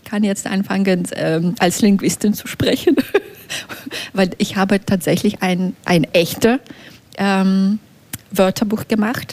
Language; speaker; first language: German; non-native, fluent; Belarusian